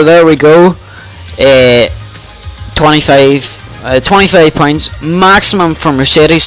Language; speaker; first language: English; native; English